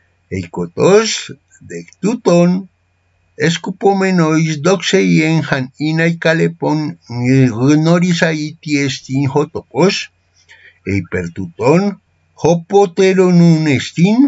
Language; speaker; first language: Greek; non-native, fluent; Spanish